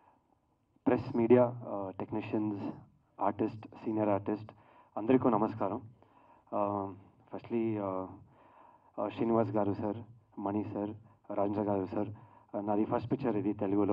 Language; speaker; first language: Telugu; non-native, learner; Kannada